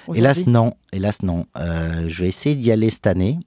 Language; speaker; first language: French; native; French